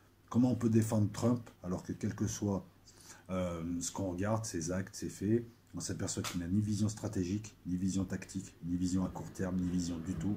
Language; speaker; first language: French; native; French